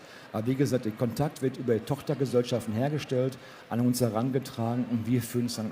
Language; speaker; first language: German; native; German